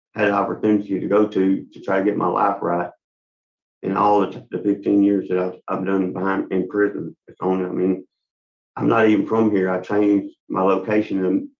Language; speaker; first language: English; native; English